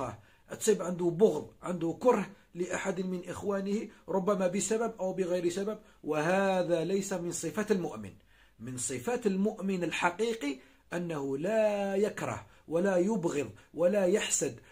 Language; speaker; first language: Arabic; native; Arabic